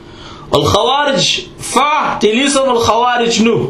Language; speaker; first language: Danish; early bilingual, other home language; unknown